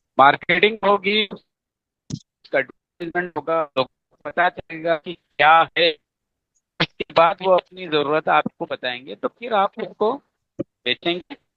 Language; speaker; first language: Urdu; native; Urdu